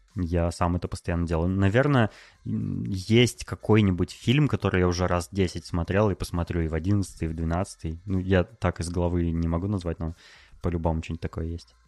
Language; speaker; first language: Russian; native; Russian